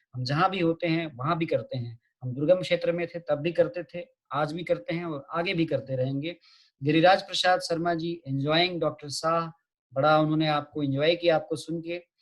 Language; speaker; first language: Hindi; native; Hindi